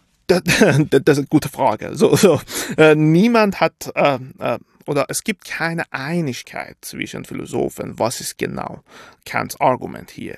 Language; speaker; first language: German; non-native, fluent; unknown